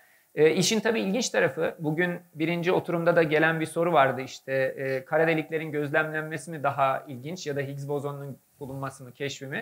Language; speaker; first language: Turkish; native; Turkish